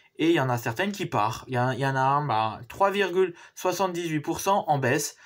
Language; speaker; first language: French; native; French